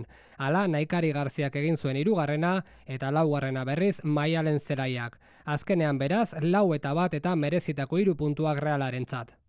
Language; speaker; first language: Basque; native; Basque